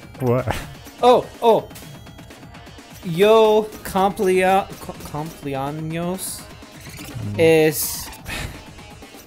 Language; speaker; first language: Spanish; non-native, learner; English